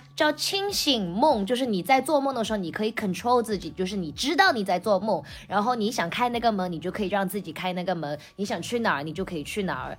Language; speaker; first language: Chinese; native; Chinese